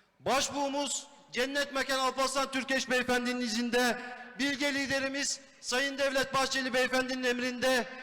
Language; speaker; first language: Turkish; native; Turkish